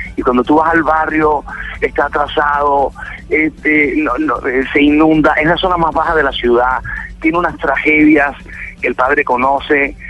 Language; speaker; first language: Spanish; native; Spanish